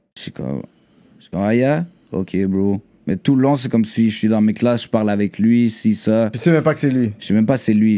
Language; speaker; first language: French; native; French